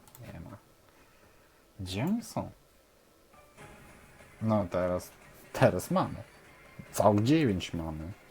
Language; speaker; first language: Polish; non-native, fluent; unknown